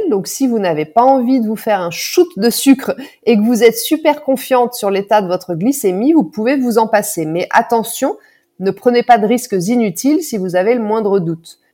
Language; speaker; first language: French; native; French